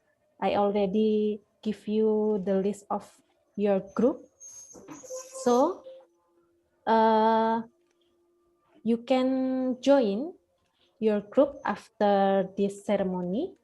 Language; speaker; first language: English; non-native, fluent; Indonesian